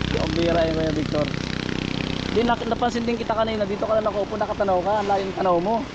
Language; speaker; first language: Filipino; native; Filipino